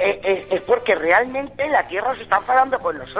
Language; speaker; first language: Spanish; native; Spanish